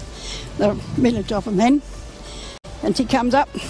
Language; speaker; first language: English; native; English